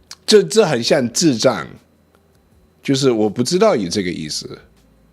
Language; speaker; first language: Chinese; non-native, learner; English